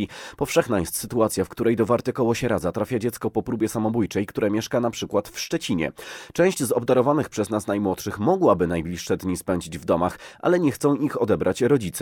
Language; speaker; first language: Polish; native; Polish